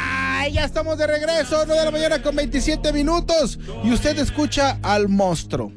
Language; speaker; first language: Spanish; native; Spanish